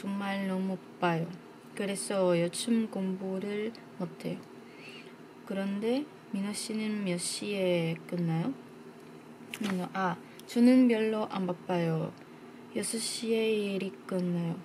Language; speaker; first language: Korean; non-native, learner; Basque